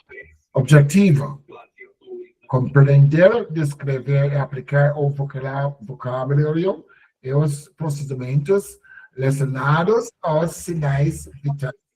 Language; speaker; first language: Portuguese; non-native, learner; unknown